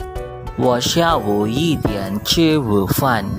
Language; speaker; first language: Chinese; non-native, learner; Filipino